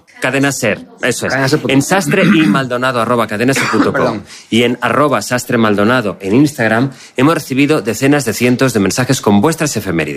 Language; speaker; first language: Spanish; native; Spanish